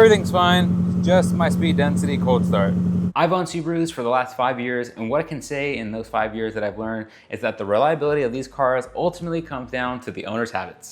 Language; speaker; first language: English; native; English